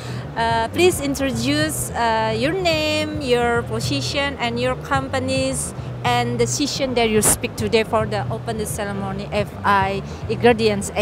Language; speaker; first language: English; non-native, learner; Indonesian